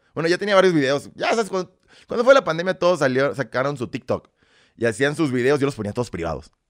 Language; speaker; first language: Spanish; early bilingual, other home language; Russian